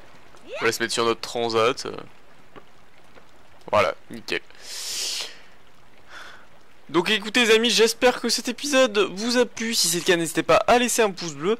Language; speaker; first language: French; native; French